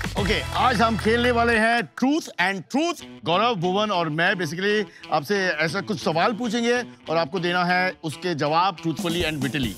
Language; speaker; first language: Hindi; non-native, local second language; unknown